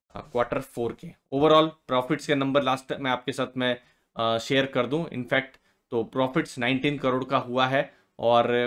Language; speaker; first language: Hindi; native; Hindi